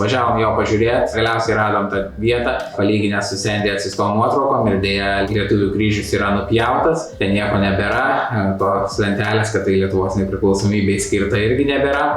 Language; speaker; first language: Lithuanian; native; Lithuanian